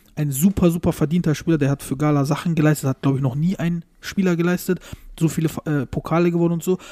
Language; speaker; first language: German; early bilingual, other home language; Turkish